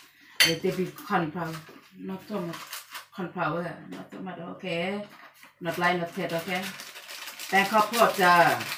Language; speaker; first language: English; non-native, learner; Thai